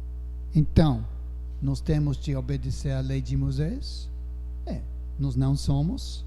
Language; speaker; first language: Portuguese; non-native, fluent; English